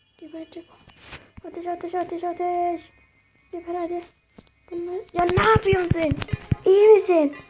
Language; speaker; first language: Turkish; native; Turkish